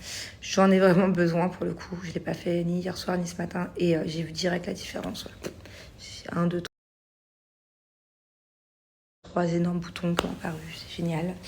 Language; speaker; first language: French; native; French